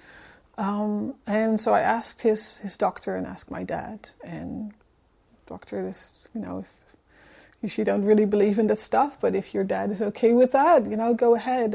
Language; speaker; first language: English; non-native, fluent; Dutch